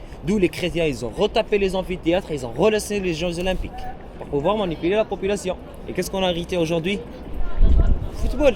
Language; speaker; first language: French; non-native, local second language; Arabic